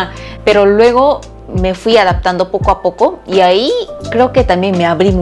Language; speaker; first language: Spanish; early bilingual, other home language; Korean